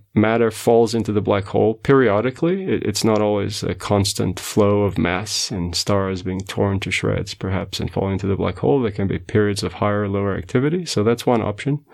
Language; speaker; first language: English; non-native, fluent; Portuguese